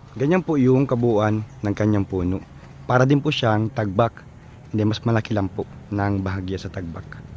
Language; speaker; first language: Filipino; native; Filipino